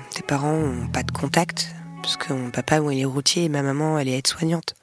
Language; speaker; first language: French; native; French